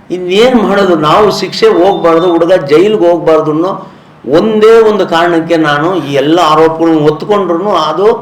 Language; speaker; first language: Kannada; native; Kannada